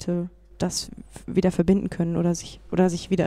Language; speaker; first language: German; native; German